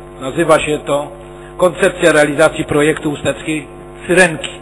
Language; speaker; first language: Polish; native; Polish